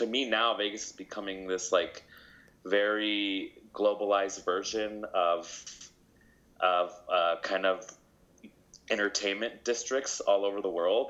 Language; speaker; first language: English; early bilingual, other home language; Spanish